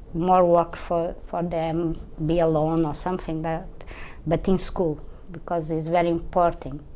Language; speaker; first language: English; non-native, fluent; Portuguese